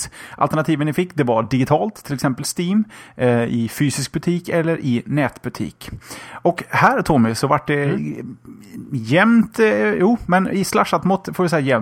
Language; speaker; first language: Swedish; native; Swedish